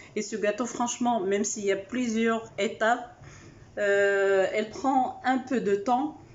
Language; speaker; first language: French; non-native, local second language; Arabic